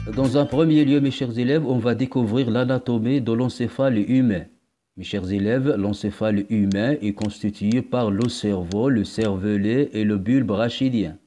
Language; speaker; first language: French; non-native, local second language; Arabic